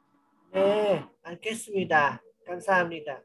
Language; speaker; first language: Korean; non-native, learner; Vietnamese